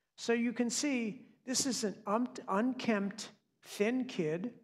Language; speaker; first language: English; native; English